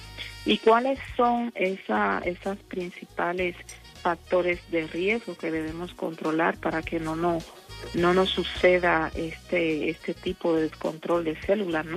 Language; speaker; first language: Spanish; native; Spanish